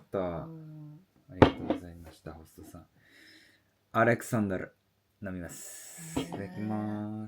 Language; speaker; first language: Japanese; native; Japanese